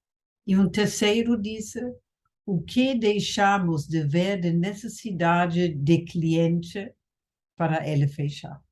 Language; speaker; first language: Portuguese; non-native, fluent; German